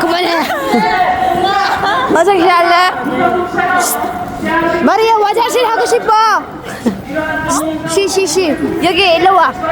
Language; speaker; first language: Korean; non-native, learner; Filipino